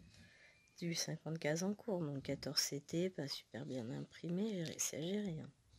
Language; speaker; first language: French; native; French